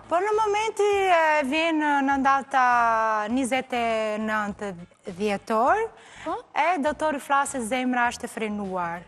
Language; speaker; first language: Albanian; non-native, learner; Portuguese